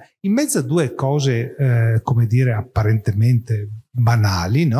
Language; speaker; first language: Italian; native; Italian